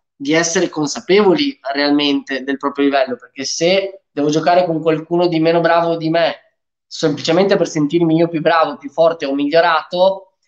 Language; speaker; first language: Italian; early bilingual, other home language; Romanian